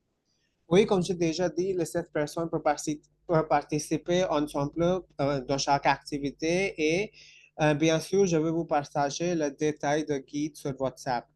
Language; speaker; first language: French; non-native, fluent; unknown